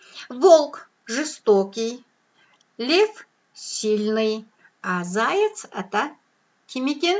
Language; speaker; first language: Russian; non-native, local second language; Kyrgyz